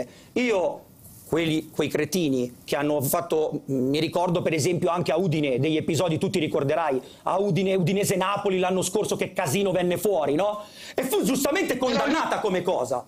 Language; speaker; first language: Italian; native; Italian